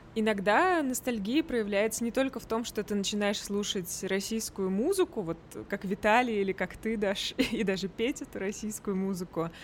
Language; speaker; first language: Russian; native; Russian